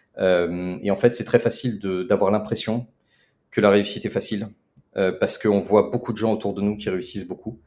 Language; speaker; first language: French; native; French